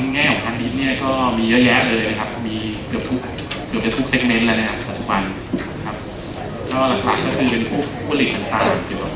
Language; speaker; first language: Thai; native; Thai